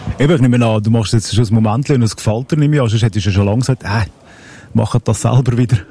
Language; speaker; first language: German; native; German